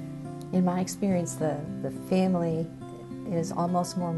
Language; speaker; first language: English; native; English